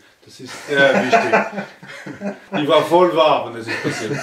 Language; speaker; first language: German; non-native, learner; French